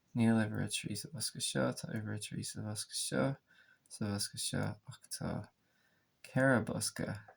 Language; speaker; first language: Irish; non-native, local second language; English